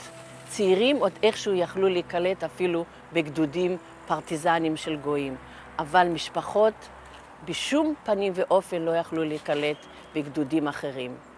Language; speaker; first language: Hebrew; early bilingual, other home language; Yiddish